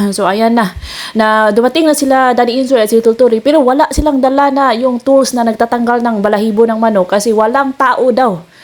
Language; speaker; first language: Filipino; non-native, local second language; Cebuano